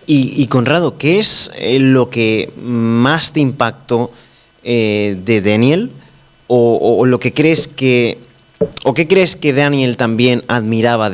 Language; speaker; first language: Spanish; native; Spanish